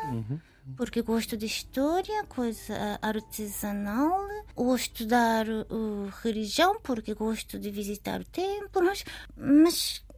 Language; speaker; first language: Portuguese; non-native, learner; Japanese